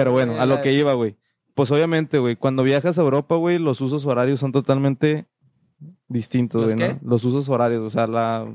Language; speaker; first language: Spanish; native; Spanish